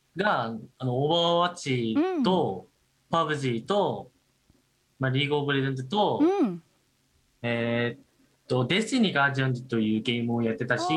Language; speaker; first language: Japanese; non-native, fluent; Korean